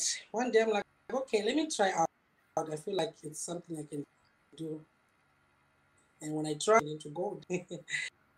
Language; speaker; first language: English; non-native, local second language; Shona